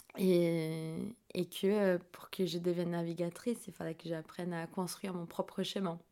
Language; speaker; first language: French; non-native, fluent; Portuguese